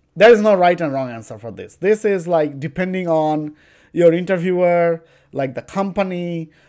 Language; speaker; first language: English; non-native, local second language; Bangla